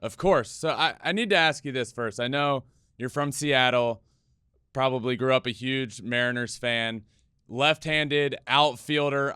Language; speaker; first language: English; native; English